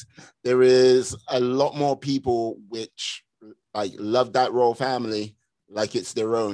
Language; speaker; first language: English; native; English